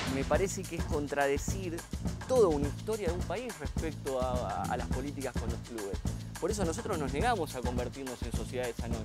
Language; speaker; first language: Spanish; native; Spanish